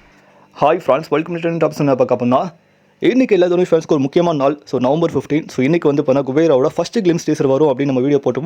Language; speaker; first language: Tamil; native; Tamil